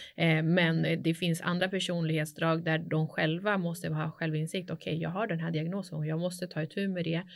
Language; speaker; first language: Swedish; early bilingual, other home language; Spanish